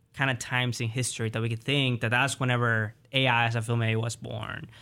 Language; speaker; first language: English; early bilingual, other home language; Spanish